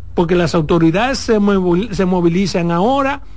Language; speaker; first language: Spanish; native; Spanish